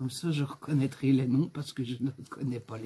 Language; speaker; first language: French; native; French